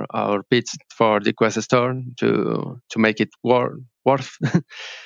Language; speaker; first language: English; non-native, learner; Spanish